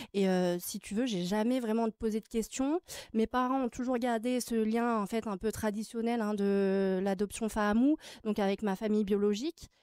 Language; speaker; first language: French; native; French